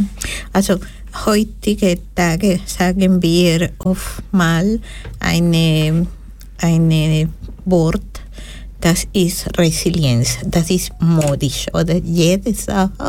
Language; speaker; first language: German; non-native, learner; Spanish